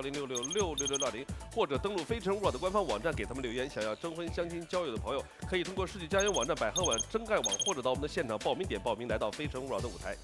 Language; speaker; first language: Chinese; native; Chinese